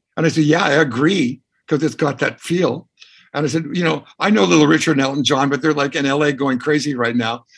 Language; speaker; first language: English; native; English